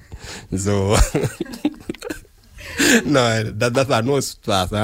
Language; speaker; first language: German; non-native, learner; French